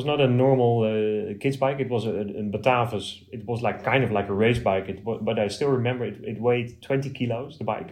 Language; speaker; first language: English; non-native, fluent; Dutch